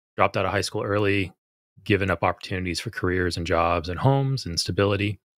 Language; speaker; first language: English; native; English